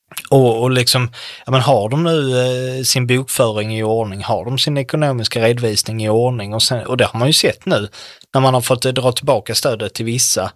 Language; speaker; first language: Swedish; native; Swedish